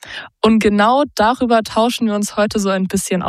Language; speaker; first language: German; native; German